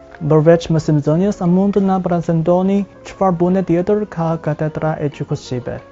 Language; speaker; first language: Albanian; non-native, fluent; Chinese